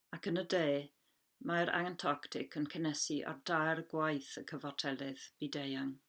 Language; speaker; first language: Welsh; non-native, local second language; English